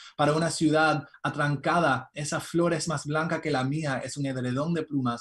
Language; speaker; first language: Spanish; early bilingual, heritage; Spanish